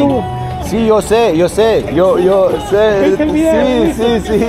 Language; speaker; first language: Spanish; non-native, learner; Serbian